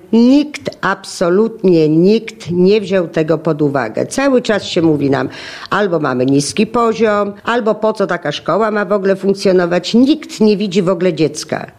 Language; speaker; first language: Polish; native; Polish